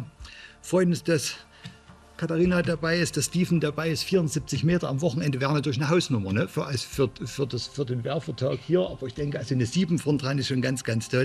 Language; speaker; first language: German; native; German